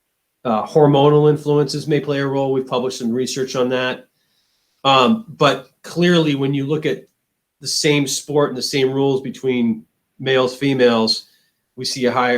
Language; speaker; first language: English; native; English